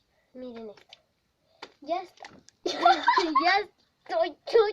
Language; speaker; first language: Spanish; native; Spanish